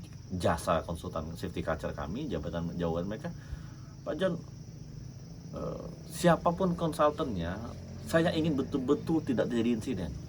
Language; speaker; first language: Indonesian; native; Indonesian